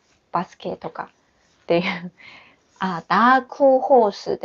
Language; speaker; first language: Japanese; non-native, fluent; Chinese